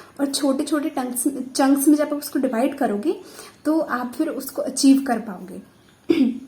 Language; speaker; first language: Hindi; native; Hindi